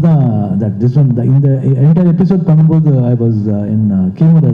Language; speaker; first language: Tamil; non-native, local second language; Kannada